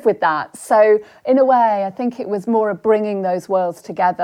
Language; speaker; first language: English; native; English